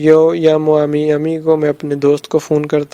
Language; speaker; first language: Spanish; non-native, fluent; Urdu